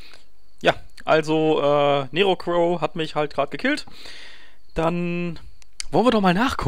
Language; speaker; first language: German; native; German